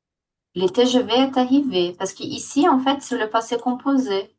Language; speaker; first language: French; non-native, fluent; Portuguese